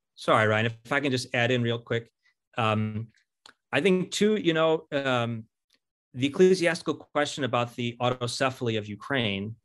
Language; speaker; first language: English; early bilingual, other home language; Ukrainian